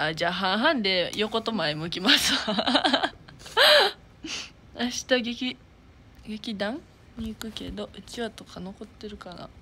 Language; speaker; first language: Japanese; native; Japanese